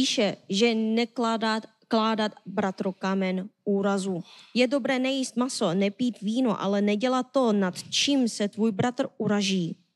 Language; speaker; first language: Czech; non-native, learner; Korean